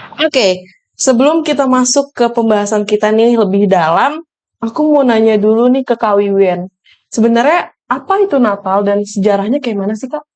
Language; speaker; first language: Indonesian; native; Indonesian